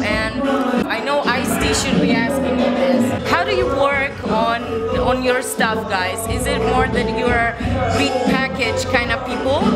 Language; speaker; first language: English; non-native, fluent; Polish